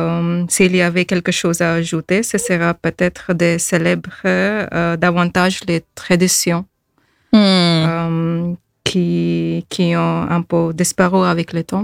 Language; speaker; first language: French; non-native, fluent; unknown